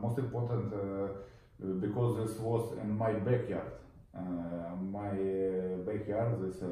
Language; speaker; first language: English; non-native, learner; Russian